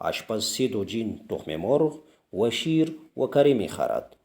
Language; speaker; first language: Persian; non-native, fluent; Urdu